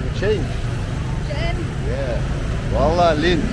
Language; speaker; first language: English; non-native, learner; Turkish